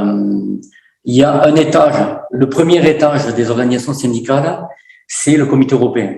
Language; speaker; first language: French; native; French